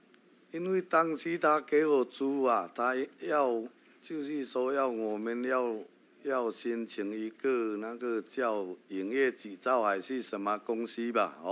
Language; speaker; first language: Chinese; early bilingual, heritage; Chinese